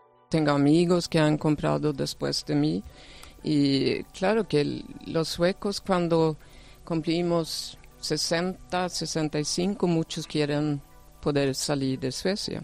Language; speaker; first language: Spanish; non-native, fluent; Swedish